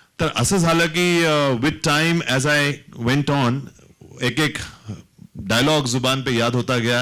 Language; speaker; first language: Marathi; non-native, local second language; Hindi